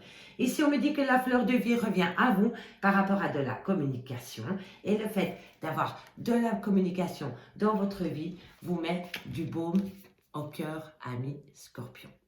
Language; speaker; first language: French; native; French